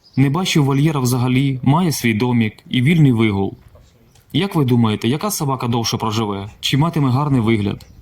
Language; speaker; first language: Ukrainian; non-native, local second language; Russian